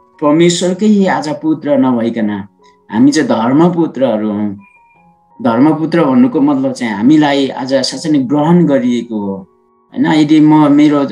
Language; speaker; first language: Nepali; non-native, local second language; Sherpa